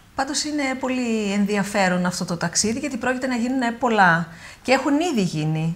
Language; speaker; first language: Greek; native; Greek